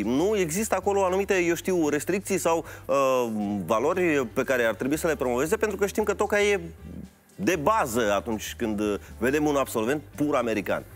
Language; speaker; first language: Romanian; native; Romanian